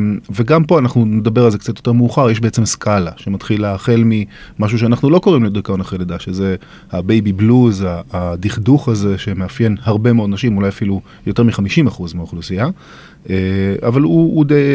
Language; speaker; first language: Hebrew; native; Hebrew